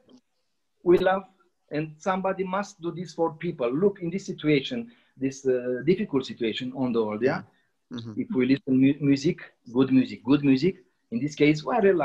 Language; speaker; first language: English; non-native, learner; Romanian